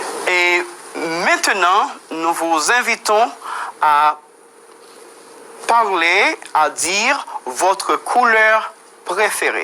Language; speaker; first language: French; non-native, fluent; Spanish